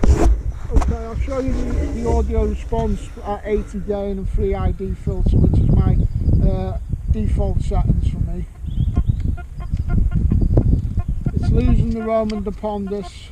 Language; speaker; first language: English; native; English